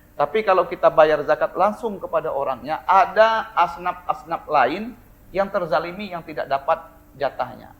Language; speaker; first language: Indonesian; non-native, local second language; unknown